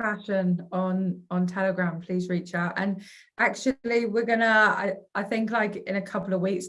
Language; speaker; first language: English; native; English